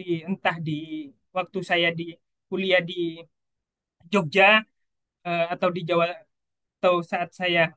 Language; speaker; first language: Indonesian; native; Indonesian